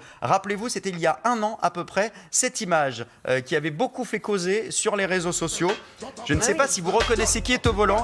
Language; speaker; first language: French; native; French